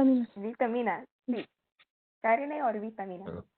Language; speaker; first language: Spanish; non-native, learner; English